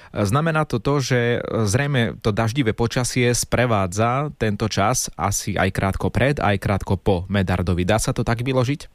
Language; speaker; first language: Slovak; native; Slovak